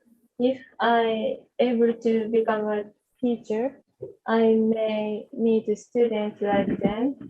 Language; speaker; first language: English; non-native, learner; Japanese